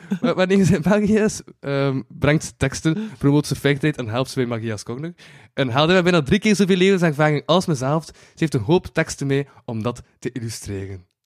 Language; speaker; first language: Dutch; native; Dutch